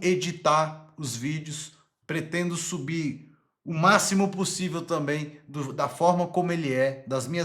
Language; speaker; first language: Portuguese; native; Portuguese